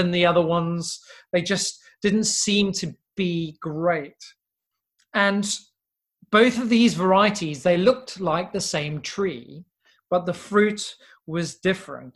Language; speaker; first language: English; native; English